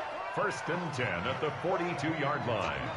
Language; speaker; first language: English; native; English